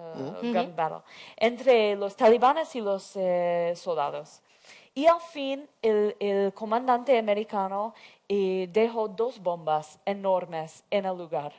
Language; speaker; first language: Spanish; non-native, fluent; English